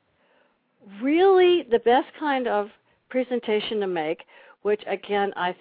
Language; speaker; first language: English; native; English